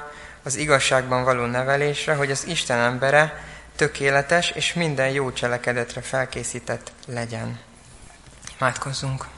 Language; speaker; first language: Hungarian; native; Hungarian